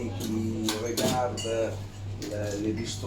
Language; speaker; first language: French; non-native, fluent; Italian